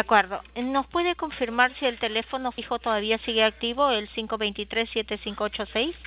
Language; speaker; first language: Spanish; native; Spanish